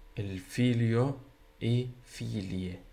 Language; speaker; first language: Italian; non-native, learner; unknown